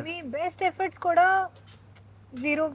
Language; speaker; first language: Telugu; non-native, learner; Hindi